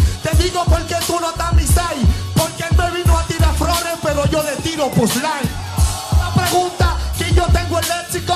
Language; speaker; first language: Spanish; native; Spanish